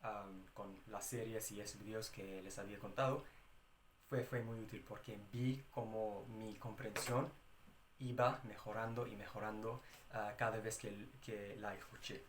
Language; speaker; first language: Spanish; non-native, fluent; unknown